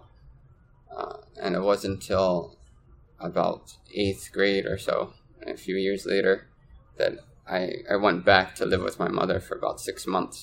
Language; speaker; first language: English; native; English